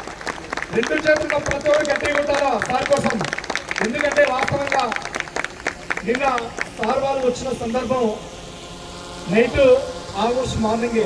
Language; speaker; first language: Telugu; native; Telugu